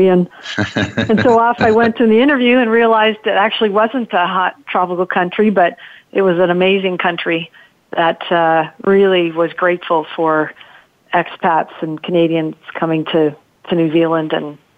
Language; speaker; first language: English; early bilingual, other home language; Italian